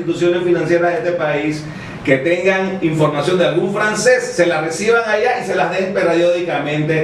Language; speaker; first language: Spanish; native; Spanish